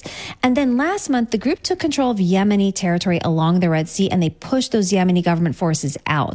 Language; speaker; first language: English; native; English